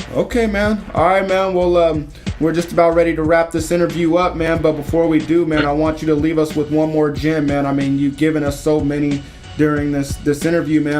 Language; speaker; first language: English; native; English